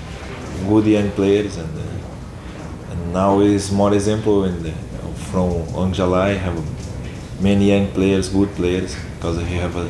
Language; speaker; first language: English; non-native, learner; Portuguese